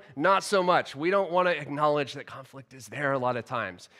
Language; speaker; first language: English; native; English